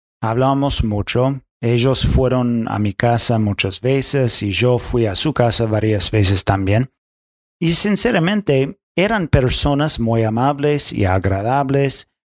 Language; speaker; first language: Spanish; non-native, fluent; English